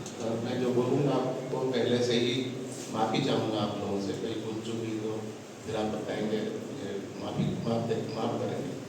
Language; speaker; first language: Hindi; non-native, local second language; Odia